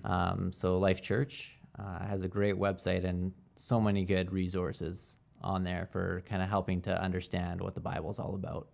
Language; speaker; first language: English; native; English